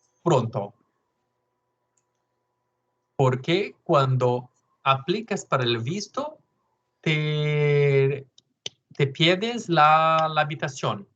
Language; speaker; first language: Spanish; non-native, learner; Portuguese